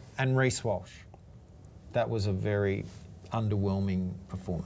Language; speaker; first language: English; native; English